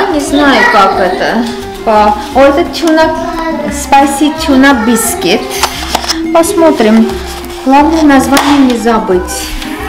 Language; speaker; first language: Russian; non-native, fluent; Armenian